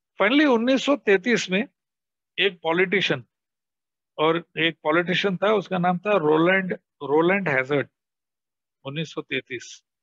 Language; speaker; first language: Hindi; non-native, local second language; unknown